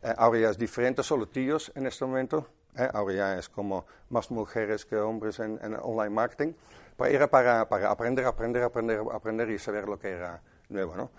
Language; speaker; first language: Spanish; non-native, fluent; Dutch